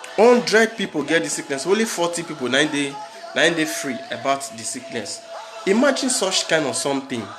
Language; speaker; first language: Nigerian Pidgin; native; Nigerian Pidgin